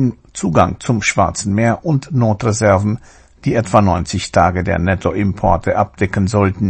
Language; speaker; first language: German; native; German